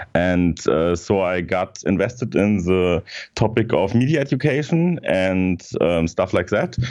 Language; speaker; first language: English; non-native, fluent; German